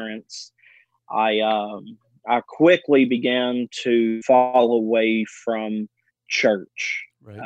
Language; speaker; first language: English; native; English